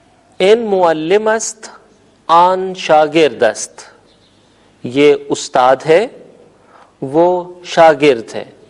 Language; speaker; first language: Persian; non-native, fluent; Urdu